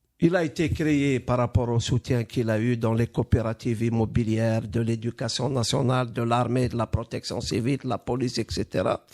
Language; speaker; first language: French; non-native, local second language; Arabic